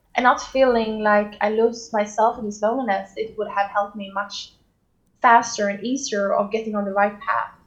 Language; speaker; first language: English; non-native, fluent; Swedish